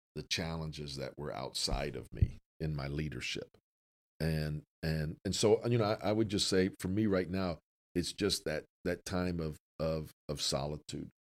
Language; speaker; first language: English; native; English